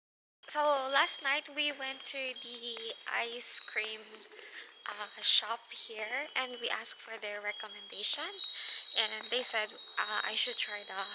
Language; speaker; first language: English; non-native, local second language; Filipino